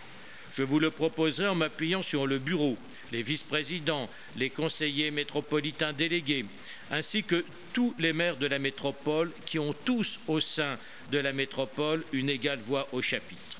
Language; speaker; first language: French; native; French